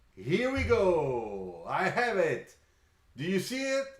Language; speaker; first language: English; non-native, fluent; Italian